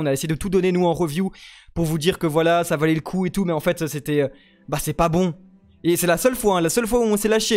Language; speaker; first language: French; native; French